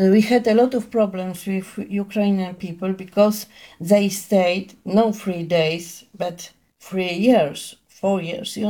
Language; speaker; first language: English; non-native, learner; Polish